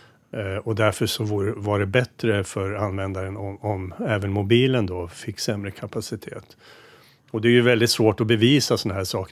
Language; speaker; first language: Swedish; native; Swedish